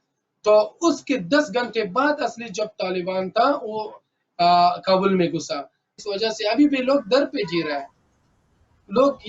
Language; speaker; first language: Hindi; early bilingual, other home language; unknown